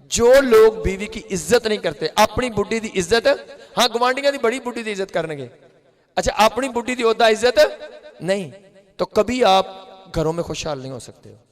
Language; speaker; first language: Urdu; non-native, local second language; Punjabi